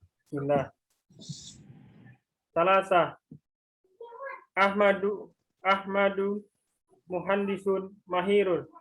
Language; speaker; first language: Arabic; non-native, learner; Indonesian